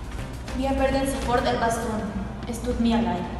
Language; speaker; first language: German; non-native, learner; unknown